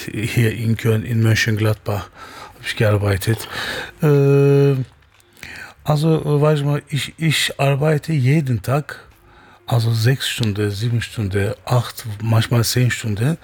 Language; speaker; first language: German; non-native, learner; Turkish